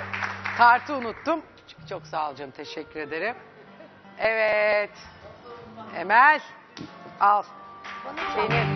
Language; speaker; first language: Turkish; native; Turkish